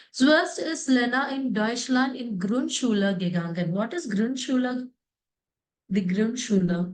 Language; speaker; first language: German; non-native, fluent; Malayalam